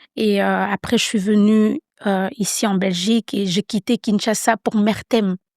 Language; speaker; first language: French; early bilingual, other home language; Lingala